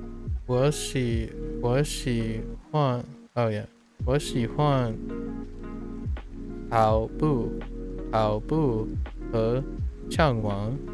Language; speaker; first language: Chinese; non-native, learner; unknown